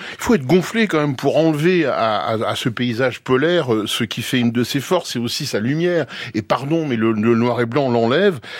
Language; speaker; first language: French; native; French